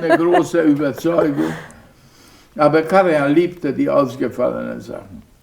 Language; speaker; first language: German; non-native, fluent; Hungarian